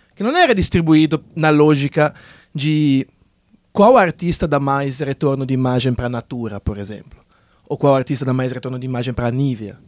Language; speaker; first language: Portuguese; non-native, fluent; Italian